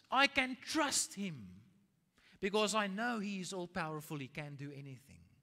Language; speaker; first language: English; non-native, local second language; Afrikaans